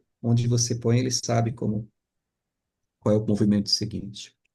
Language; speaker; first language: Portuguese; native; Portuguese